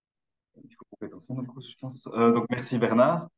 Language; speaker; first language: French; native; French